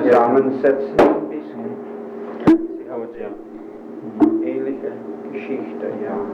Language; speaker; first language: German; non-native, learner; English